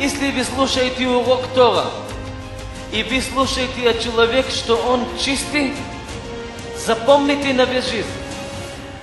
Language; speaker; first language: Russian; non-native, fluent; Hebrew